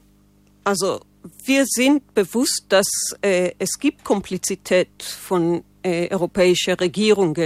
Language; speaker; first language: German; non-native, learner; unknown